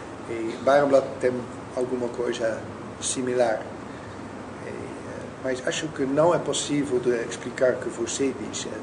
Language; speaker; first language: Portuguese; non-native, learner; Dutch